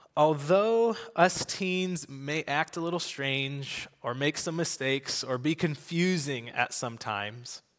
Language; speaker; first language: English; native; English